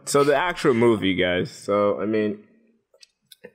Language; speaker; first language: English; native; English